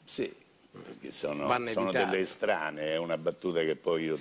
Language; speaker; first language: Italian; native; Italian